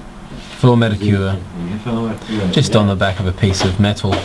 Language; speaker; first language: English; native; English